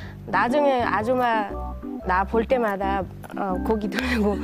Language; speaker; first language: Korean; non-native, learner; Nepali